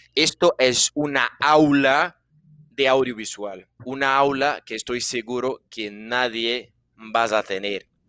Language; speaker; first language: Spanish; non-native, fluent; Portuguese